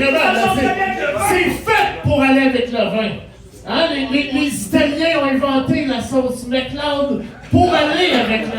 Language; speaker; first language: French; native; French